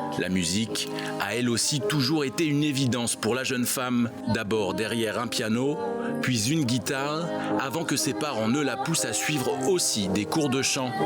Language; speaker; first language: French; native; French